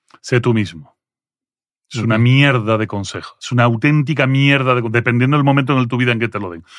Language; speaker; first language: Spanish; early bilingual, other home language; French